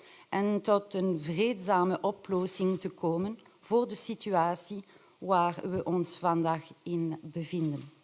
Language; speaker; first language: Dutch; non-native, local second language; French